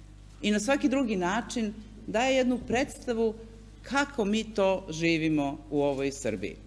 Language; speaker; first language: Serbian; native; Serbian